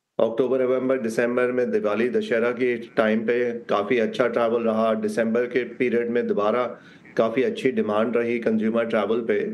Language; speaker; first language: Hindi; native; Hindi